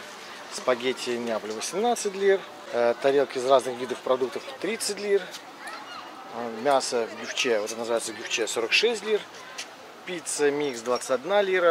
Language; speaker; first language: Russian; native; Russian